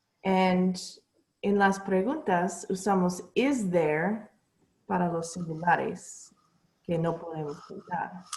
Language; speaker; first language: Spanish; non-native, learner; English